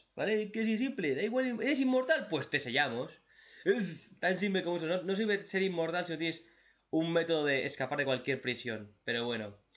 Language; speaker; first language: Spanish; native; Spanish